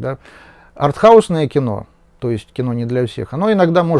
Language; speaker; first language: Russian; native; Russian